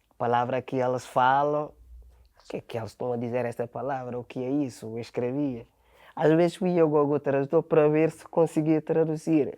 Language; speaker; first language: Portuguese; non-native, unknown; Akan